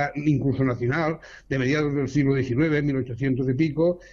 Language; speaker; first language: Spanish; native; Spanish